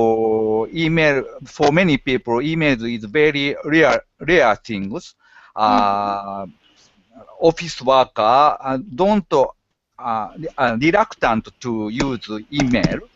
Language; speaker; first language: English; non-native, learner; Japanese